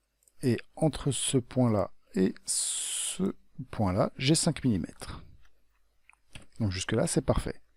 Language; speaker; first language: French; native; French